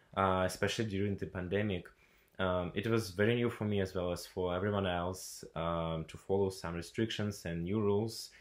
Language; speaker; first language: English; non-native, fluent; Russian